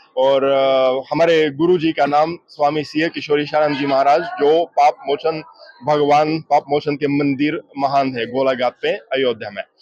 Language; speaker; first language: Hindi; non-native, fluent; Russian